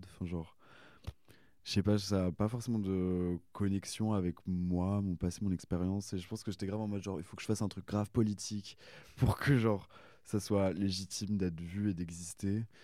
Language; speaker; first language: French; native; French